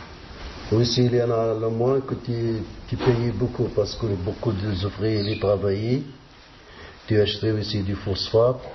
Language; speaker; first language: French; non-native, learner; Arabic